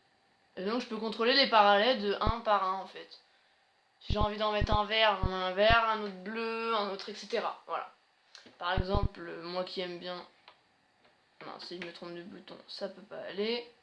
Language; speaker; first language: French; native; French